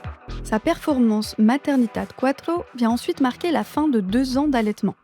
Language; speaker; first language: French; native; French